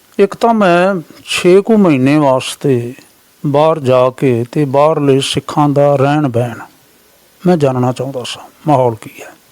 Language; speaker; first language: Punjabi; native; Punjabi